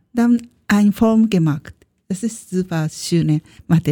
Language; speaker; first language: German; non-native, learner; Japanese